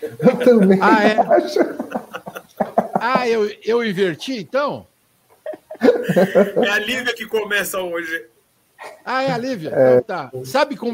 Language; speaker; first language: Portuguese; native; Portuguese